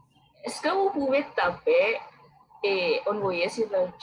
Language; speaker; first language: French; non-native, learner; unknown